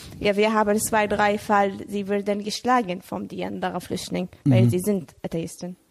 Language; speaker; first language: German; non-native, learner; Arabic